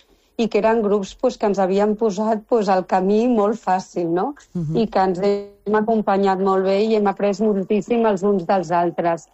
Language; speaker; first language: Catalan; non-native, local second language; Spanish